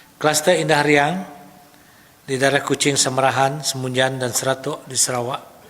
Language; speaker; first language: Malay; non-native, local second language; Iban